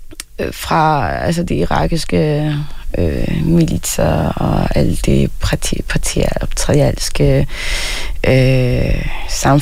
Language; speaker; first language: Danish; early bilingual, other home language; Arabic